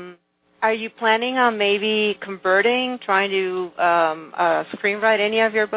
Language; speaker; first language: English; native; English